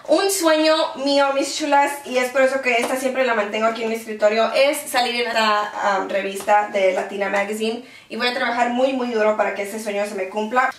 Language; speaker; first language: Spanish; early bilingual, heritage; Spanish